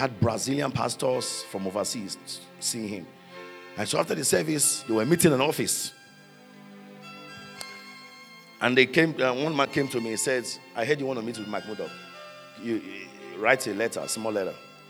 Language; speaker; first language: English; non-native, local second language; Yoruba